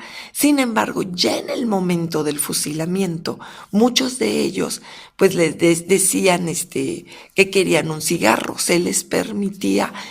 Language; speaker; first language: Spanish; native; Spanish